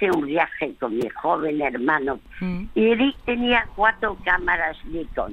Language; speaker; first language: Spanish; early bilingual, other home language; French